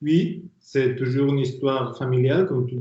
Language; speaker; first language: French; non-native, fluent; Spanish